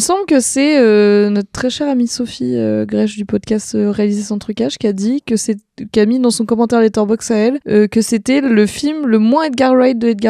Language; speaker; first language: French; native; French